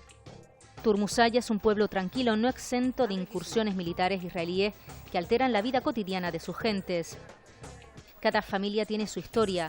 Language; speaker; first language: Spanish; native; Spanish